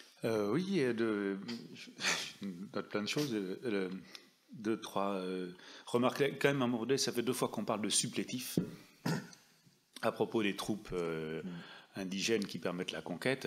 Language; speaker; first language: French; native; French